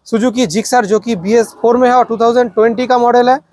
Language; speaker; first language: Hindi; non-native, local second language; Bangla